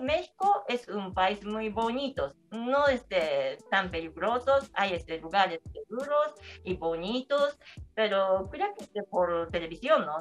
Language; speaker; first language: Spanish; non-native, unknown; Japanese